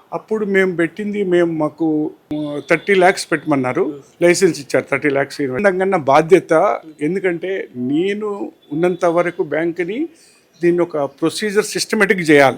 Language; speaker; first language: Telugu; native; Telugu